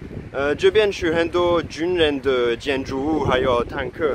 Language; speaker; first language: Chinese; non-native, fluent; French